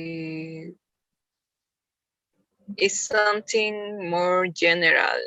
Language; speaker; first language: English; non-native, learner; Spanish